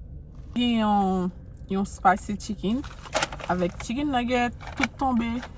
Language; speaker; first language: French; non-native, learner; Haitian Creole